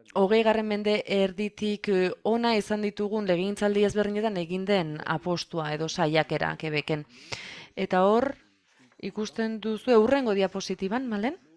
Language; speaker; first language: Basque; non-native, fluent; French